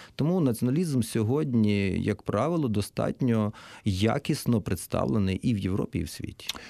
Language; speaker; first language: Ukrainian; native; Ukrainian